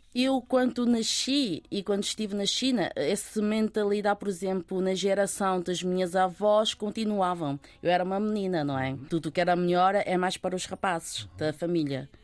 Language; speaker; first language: Portuguese; early bilingual, other home language; Chinese